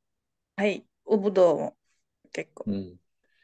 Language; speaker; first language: Japanese; non-native, learner; Indonesian